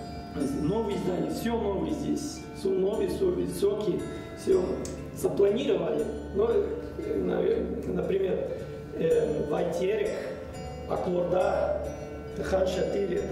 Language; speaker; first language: Russian; non-native, learner; Spanish